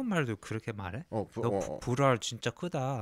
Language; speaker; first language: Korean; early bilingual, heritage; English